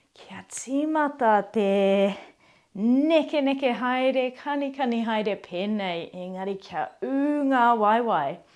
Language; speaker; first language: Māori; non-native, local second language; English